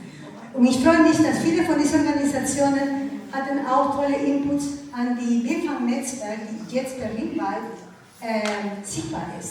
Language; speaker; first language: German; non-native, learner; Ukrainian